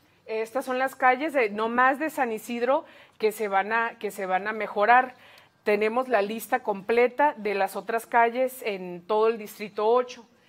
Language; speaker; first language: Spanish; early bilingual, heritage; Spanish